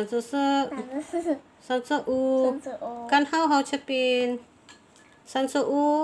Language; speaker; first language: Chinese; non-native, learner; Malay